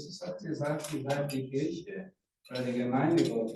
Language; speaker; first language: German; non-native, learner; Rundi